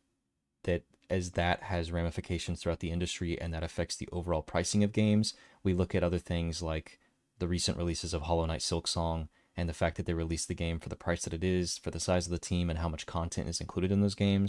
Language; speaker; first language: English; native; English